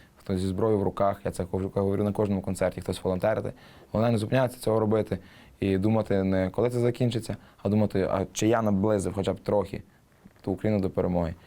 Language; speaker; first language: Ukrainian; native; Ukrainian